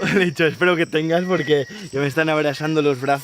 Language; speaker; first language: Spanish; native; Spanish